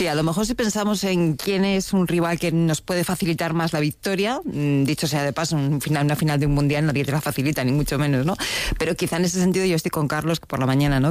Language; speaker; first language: Spanish; native; Spanish